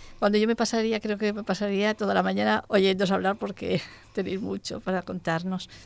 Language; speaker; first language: Spanish; native; Spanish